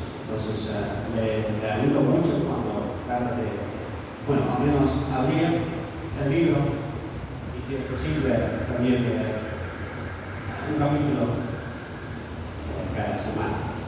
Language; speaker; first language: Spanish; non-native, fluent; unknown